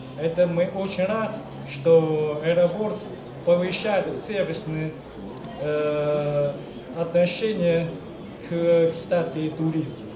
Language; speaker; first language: Russian; non-native, learner; Chinese